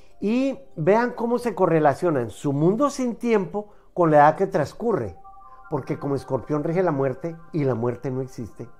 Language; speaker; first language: Spanish; native; Spanish